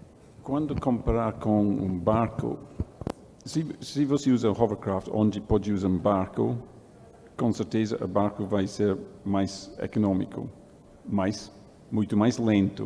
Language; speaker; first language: Portuguese; non-native, learner; English